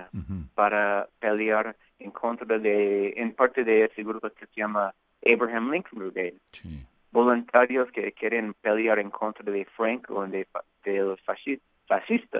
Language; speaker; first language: Spanish; non-native, fluent; English